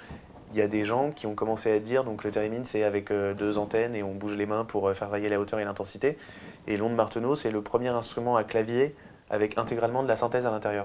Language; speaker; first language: French; native; French